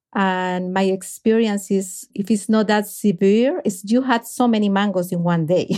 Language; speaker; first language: English; non-native, fluent; Spanish